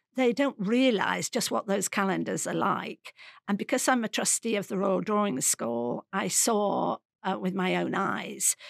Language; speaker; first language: English; native; English